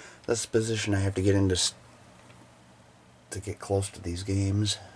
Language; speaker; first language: English; native; English